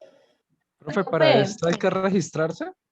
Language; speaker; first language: Spanish; native; Spanish